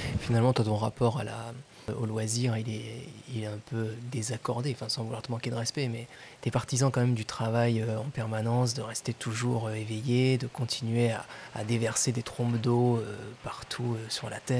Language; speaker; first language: French; native; French